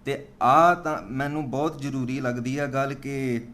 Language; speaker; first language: Punjabi; early bilingual, other home language; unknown